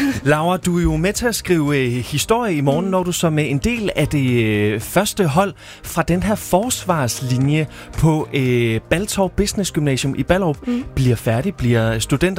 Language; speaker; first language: Danish; native; Danish